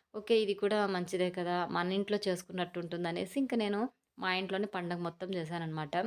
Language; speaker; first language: Telugu; native; Telugu